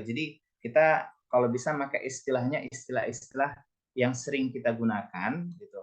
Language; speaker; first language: Indonesian; native; Indonesian